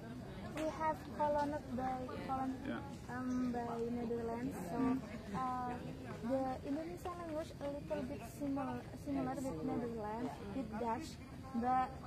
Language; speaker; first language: English; non-native, learner; Javanese